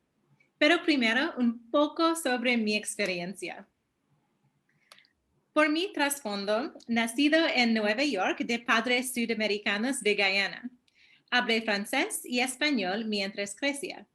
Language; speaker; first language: Spanish; early bilingual, heritage; Spanish